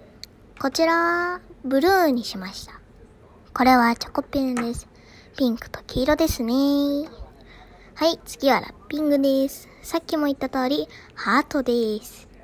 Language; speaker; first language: Japanese; early bilingual, other home language; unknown